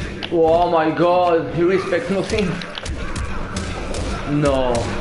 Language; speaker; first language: English; non-native, learner; French